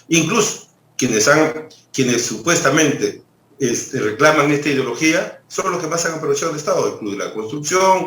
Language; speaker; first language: Spanish; native; Spanish